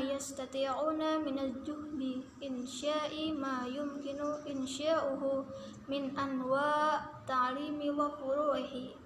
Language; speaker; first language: Arabic; non-native, learner; Indonesian